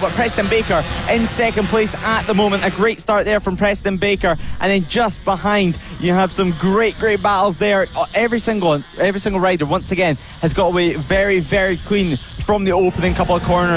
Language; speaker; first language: English; native; English